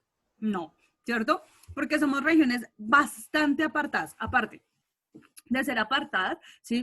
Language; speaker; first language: Spanish; native; Spanish